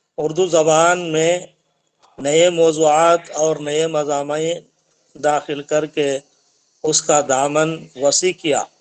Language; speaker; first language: Urdu; native; Urdu